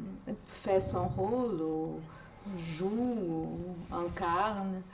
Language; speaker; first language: French; non-native, fluent; Portuguese